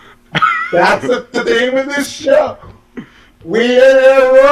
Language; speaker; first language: English; native; English